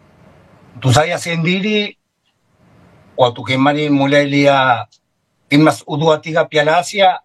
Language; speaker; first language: Indonesian; non-native, fluent; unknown